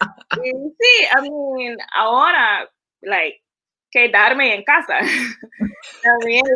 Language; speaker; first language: Spanish; early bilingual, heritage; English